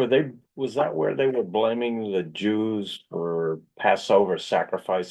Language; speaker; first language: English; native; English